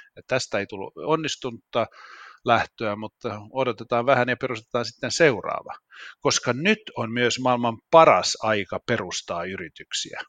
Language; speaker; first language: Finnish; non-native, local second language; Swedish